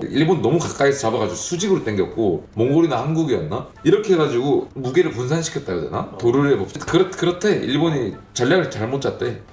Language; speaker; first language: Korean; non-native, fluent; Mongolian